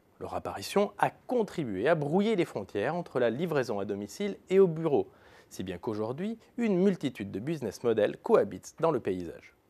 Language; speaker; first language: French; native; French